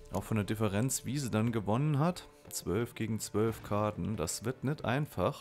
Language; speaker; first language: German; native; German